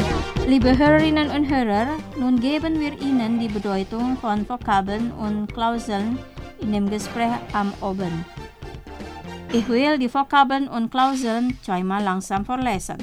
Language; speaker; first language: German; non-native, fluent; Indonesian